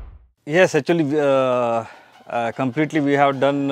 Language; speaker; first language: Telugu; non-native, learner; Kannada